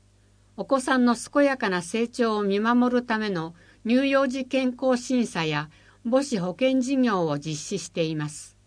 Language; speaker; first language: Japanese; native; Japanese